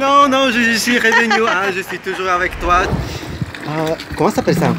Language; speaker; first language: French; non-native, fluent; Russian